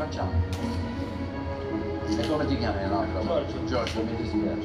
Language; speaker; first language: Italian; non-native, learner; English